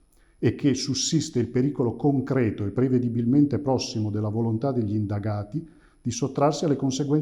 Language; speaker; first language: Italian; native; Italian